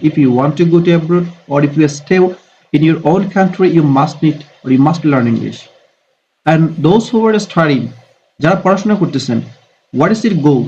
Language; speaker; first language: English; non-native, fluent; Bangla